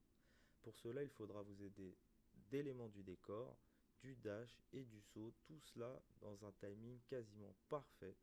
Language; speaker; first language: French; native; French